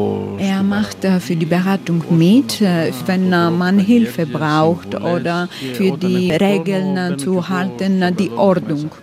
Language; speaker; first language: German; non-native, learner; Greek